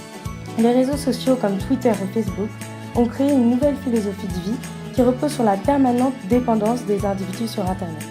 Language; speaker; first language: French; native; French